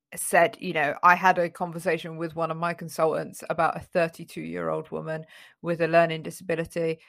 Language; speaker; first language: English; native; English